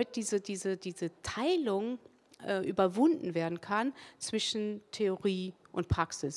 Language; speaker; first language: German; early bilingual, other home language; Spanish